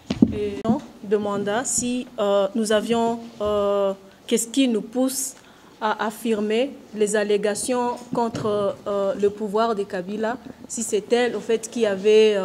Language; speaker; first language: French; non-native, local second language; Swahili